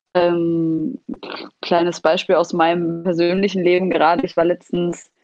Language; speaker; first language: German; non-native, fluent; Arabic